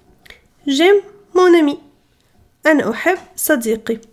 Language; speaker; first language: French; non-native, fluent; Arabic